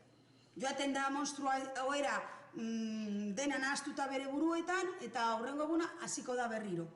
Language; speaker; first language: Basque; non-native, local second language; Spanish